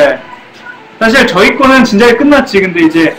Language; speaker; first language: Korean; native; Korean